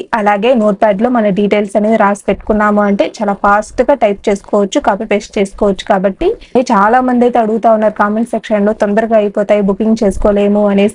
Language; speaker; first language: Telugu; native; Telugu